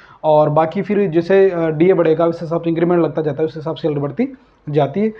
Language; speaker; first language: Hindi; native; Hindi